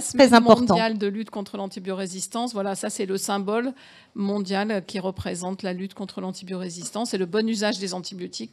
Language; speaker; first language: French; native; French